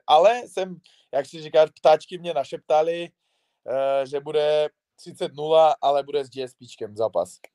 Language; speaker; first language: Czech; non-native, fluent; Uzbek